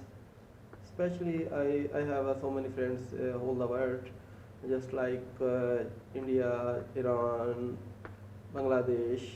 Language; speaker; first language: English; non-native, learner; Urdu